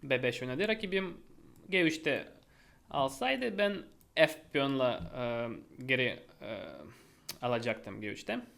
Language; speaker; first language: Turkish; non-native, fluent; Russian